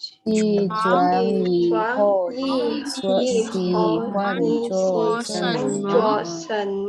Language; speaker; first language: Chinese; non-native, learner; Indonesian